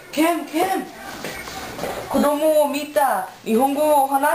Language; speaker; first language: Japanese; non-native, learner; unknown